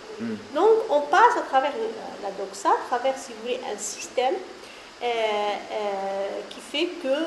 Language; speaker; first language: French; non-native, local second language; Arabic